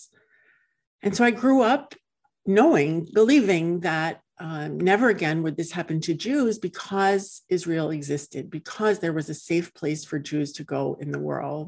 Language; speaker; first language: English; native; English